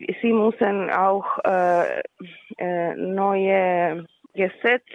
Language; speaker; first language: German; non-native, learner; Spanish